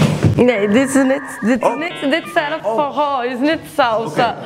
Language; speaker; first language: Dutch; non-native, learner; Portuguese